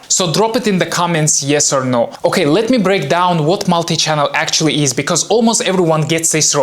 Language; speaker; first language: English; non-native, fluent; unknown